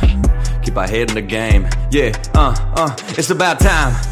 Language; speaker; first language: English; non-native, fluent; Spanish